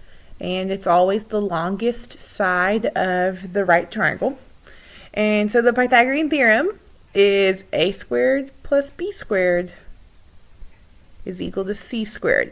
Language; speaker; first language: English; native; English